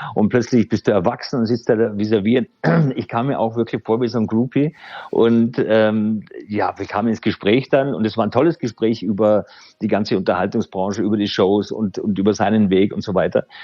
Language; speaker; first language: German; native; German